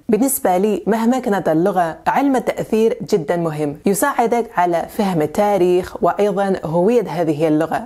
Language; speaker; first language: Arabic; non-native, fluent; French